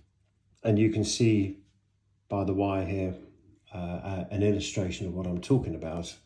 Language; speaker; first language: English; native; English